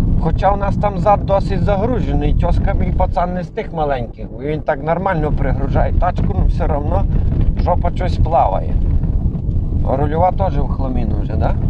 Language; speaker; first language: Ukrainian; native; Ukrainian